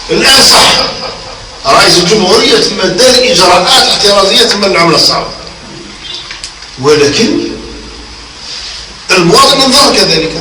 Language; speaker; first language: Arabic; native; Arabic